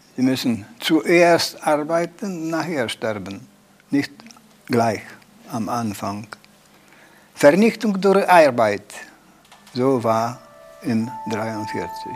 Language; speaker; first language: German; non-native, learner; Polish